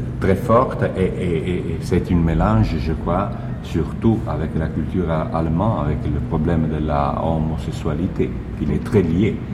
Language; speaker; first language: French; non-native, learner; Italian